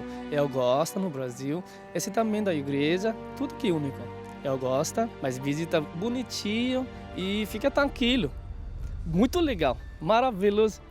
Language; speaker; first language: Portuguese; non-native, learner; Bangla